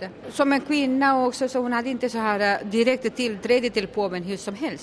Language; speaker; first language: Swedish; non-native, local second language; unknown